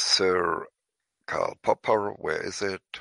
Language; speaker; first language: English; non-native, fluent; German